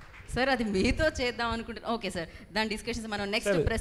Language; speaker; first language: Telugu; native; Telugu